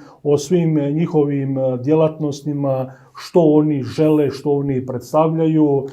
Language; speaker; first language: Bosnian; native; Bosnian